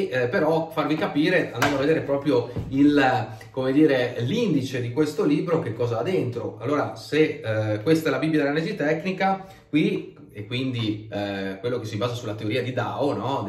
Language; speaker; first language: Italian; native; Italian